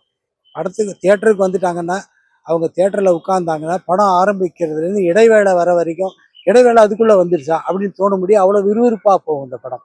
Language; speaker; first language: Tamil; native; Tamil